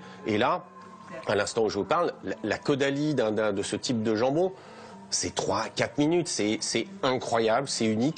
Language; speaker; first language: French; native; French